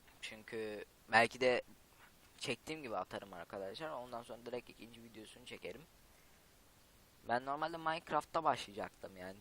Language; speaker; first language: Turkish; native; Turkish